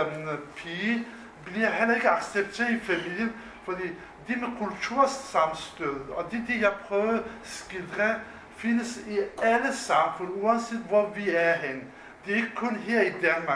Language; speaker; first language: Danish; non-native, fluent; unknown